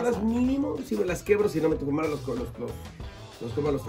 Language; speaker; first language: Spanish; native; Spanish